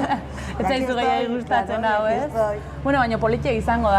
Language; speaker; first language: Basque; native; Basque